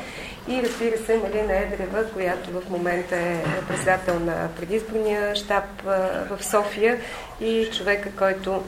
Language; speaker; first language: Bulgarian; native; Bulgarian